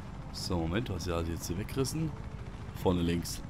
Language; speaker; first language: German; native; German